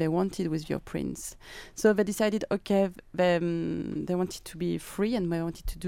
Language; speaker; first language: English; non-native, fluent; French